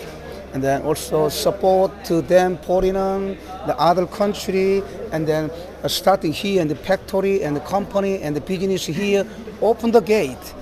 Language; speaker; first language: English; non-native, learner; Korean